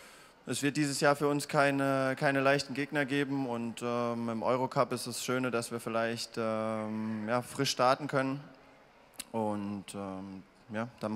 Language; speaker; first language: German; native; German